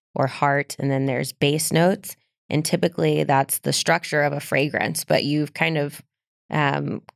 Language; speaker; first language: English; native; English